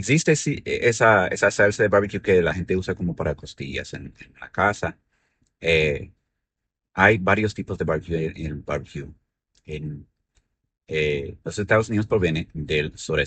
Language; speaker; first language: Spanish; early bilingual, heritage; Spanish